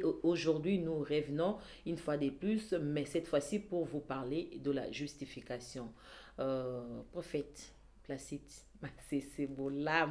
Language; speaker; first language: French; non-native, local second language; Lingala